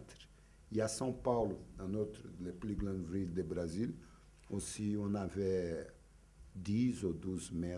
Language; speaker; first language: French; non-native, fluent; Portuguese